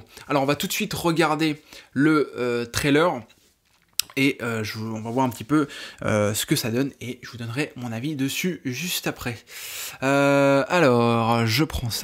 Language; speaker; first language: French; native; French